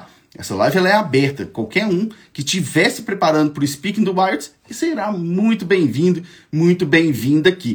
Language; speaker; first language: Portuguese; native; Portuguese